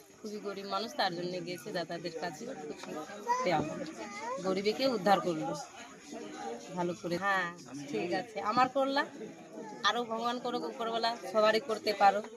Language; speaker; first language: Bangla; non-native, local second language; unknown